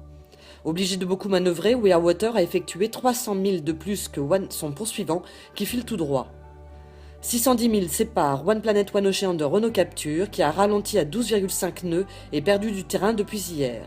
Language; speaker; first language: French; native; French